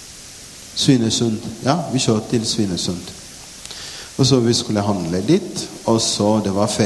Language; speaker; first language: Norwegian; non-native, fluent; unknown